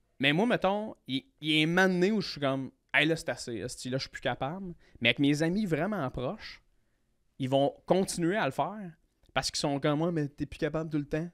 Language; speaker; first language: French; native; French